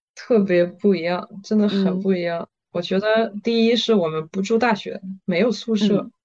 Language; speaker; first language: Chinese; non-native, fluent; French